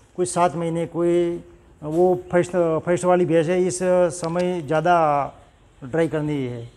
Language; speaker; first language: Hindi; non-native, local second language; Gujarati